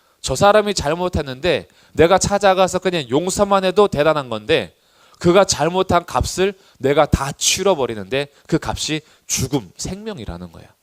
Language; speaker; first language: Korean; native; Korean